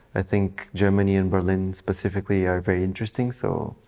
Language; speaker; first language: English; non-native, fluent; Portuguese